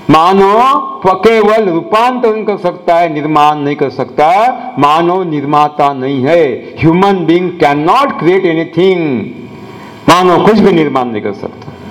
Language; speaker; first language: Hindi; non-native, local second language; Marathi